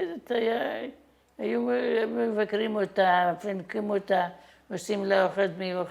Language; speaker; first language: Hebrew; non-native, fluent; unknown